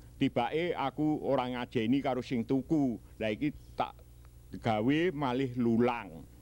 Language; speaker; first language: Javanese; early bilingual, heritage; Javanese